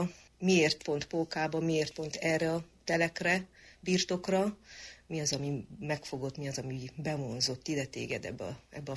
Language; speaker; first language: Hungarian; native; Hungarian